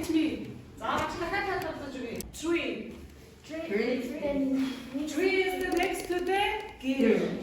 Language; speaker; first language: English; non-native, fluent; Mongolian